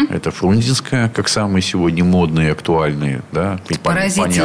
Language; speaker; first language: Russian; native; Russian